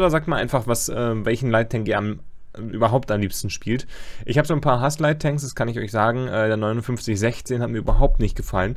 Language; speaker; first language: German; native; German